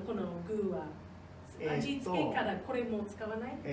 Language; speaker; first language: Japanese; non-native, fluent; English